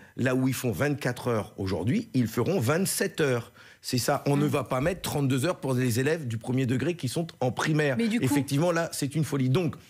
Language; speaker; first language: French; native; French